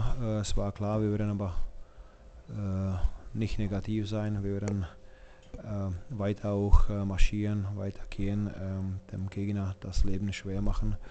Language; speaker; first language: German; non-native, fluent; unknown